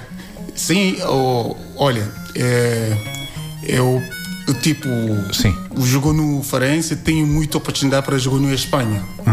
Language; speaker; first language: Portuguese; non-native, learner; Hausa